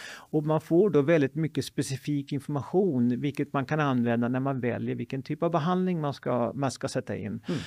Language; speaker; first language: Swedish; native; Swedish